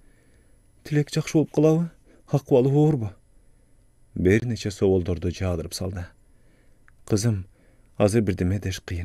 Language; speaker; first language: Kyrgyz; native; Kyrgyz